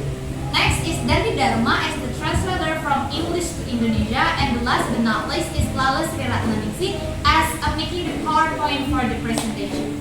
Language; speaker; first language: English; non-native, learner; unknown